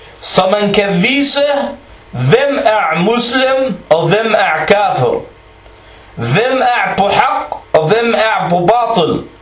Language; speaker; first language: Danish; non-native, fluent; Arabic